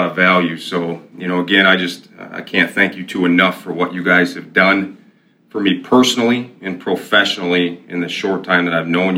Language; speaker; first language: English; native; English